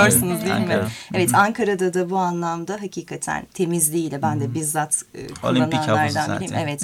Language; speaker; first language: Turkish; native; Turkish